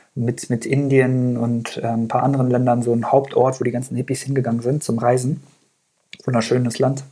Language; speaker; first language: German; early bilingual, other home language; Persian